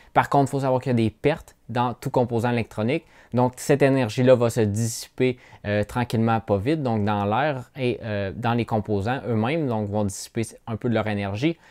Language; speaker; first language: French; native; French